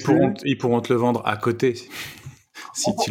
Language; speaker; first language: French; native; French